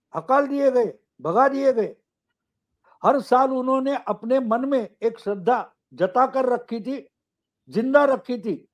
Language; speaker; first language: Hindi; non-native, local second language; Marathi